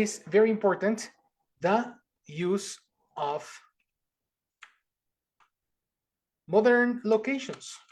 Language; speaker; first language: English; non-native, fluent; Spanish